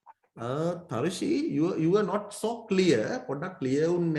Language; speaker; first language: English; non-native, local second language; Sinhala